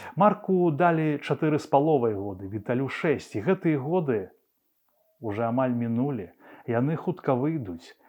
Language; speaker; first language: Belarusian; non-native, local second language; Russian